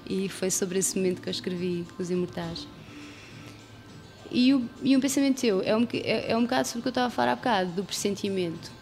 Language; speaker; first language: Portuguese; native; Portuguese